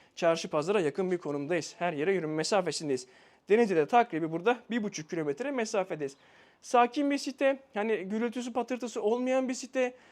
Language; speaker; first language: Turkish; native; Turkish